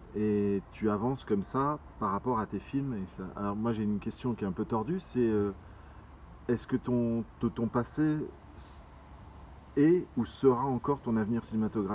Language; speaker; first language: French; native; French